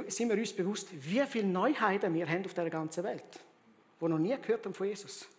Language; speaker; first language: German; early bilingual, heritage; German